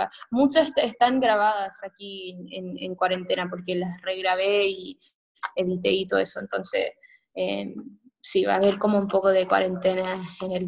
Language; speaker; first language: Spanish; early bilingual, heritage; Spanish